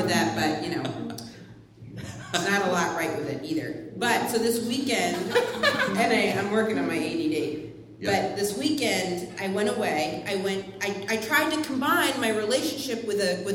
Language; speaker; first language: English; native; English